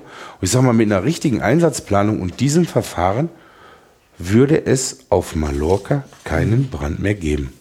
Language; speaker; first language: German; native; German